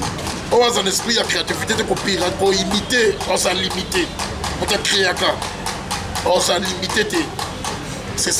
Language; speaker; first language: French; non-native, local second language; Lingala